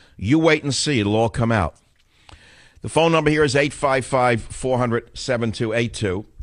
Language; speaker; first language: English; native; English